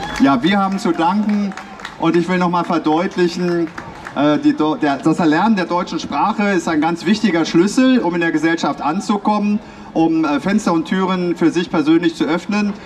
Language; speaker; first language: German; native; German